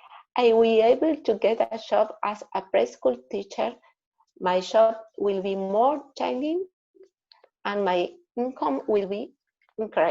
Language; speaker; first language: English; non-native, learner; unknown